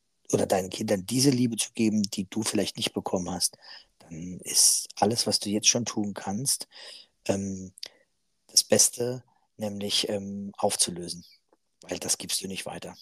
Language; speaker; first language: German; native; German